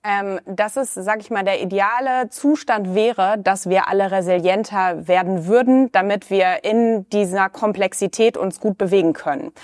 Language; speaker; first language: German; native; German